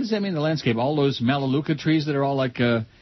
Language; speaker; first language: English; native; English